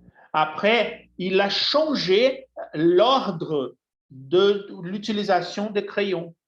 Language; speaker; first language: French; non-native, fluent; Portuguese